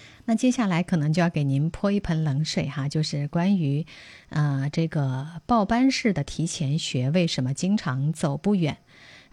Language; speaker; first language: Chinese; native; Chinese